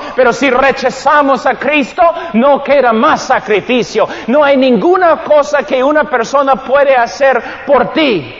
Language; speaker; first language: Spanish; non-native, fluent; English